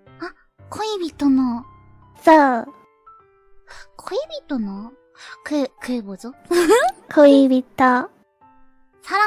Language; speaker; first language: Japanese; non-native, learner; Korean